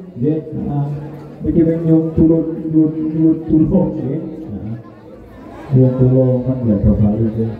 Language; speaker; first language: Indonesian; non-native, local second language; Javanese